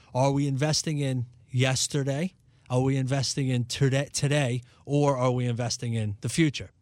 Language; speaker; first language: English; native; English